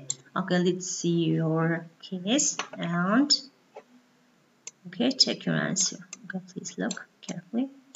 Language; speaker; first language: English; non-native, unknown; Mongolian